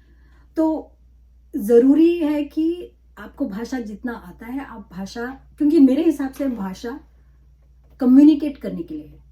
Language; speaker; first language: Hindi; non-native, local second language; Malayalam